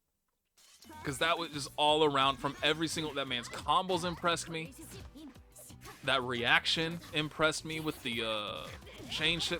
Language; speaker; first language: English; native; English